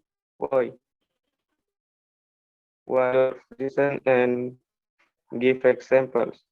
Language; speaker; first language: English; non-native, learner; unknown